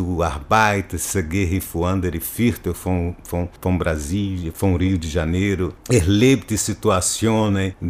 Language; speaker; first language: German; non-native, learner; Portuguese